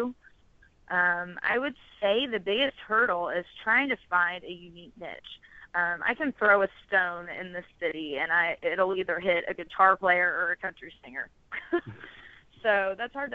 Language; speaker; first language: English; native; English